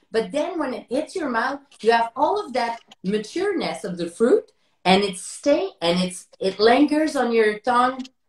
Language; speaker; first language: English; non-native, fluent; French